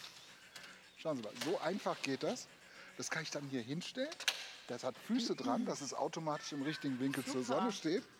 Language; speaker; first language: German; native; German